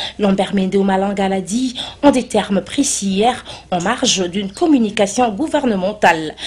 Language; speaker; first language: French; non-native, local second language; Lingala